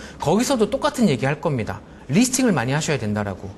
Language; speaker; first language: Korean; native; Korean